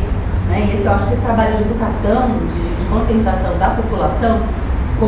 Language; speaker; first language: Portuguese; native; Portuguese